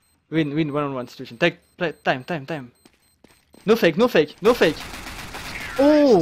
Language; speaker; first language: English; non-native, fluent; French